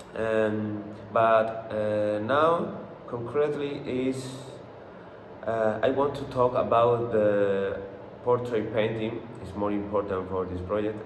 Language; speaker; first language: English; non-native, learner; Spanish